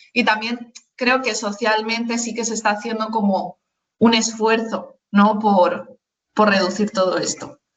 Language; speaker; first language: Spanish; early bilingual, other home language; Chinese